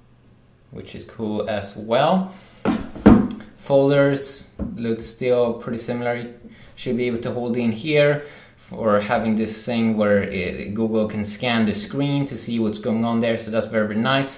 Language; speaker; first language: English; non-native, fluent; Swedish